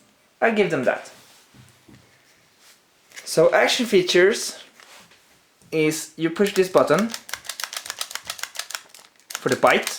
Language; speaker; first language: English; non-native, fluent; Swedish